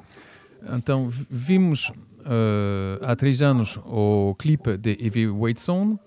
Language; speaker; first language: Portuguese; early bilingual, heritage; French